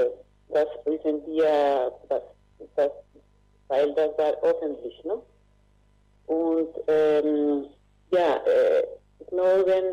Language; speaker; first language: German; non-native, fluent; Spanish